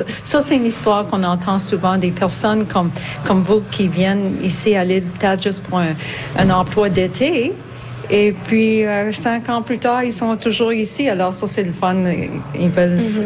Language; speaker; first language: French; native; French